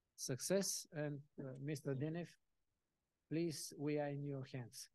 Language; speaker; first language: English; non-native, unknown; Bulgarian